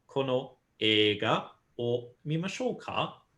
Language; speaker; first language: Japanese; non-native, fluent; English